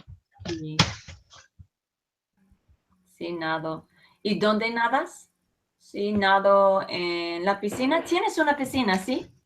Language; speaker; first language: Spanish; non-native, fluent; English